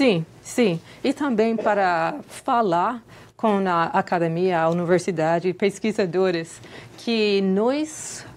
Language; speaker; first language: Portuguese; non-native, fluent; English